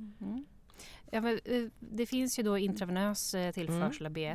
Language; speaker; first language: Swedish; native; Swedish